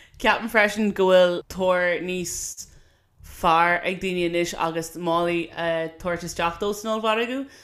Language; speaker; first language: Irish; non-native, local second language; English